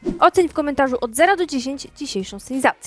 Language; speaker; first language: Polish; native; Polish